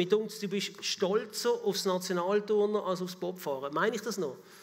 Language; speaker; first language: German; native; German